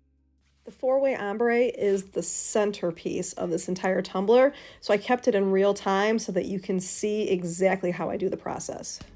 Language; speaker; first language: English; native; English